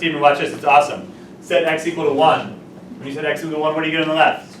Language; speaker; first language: English; native; English